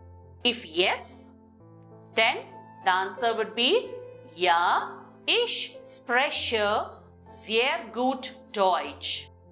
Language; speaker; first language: German; non-native, learner; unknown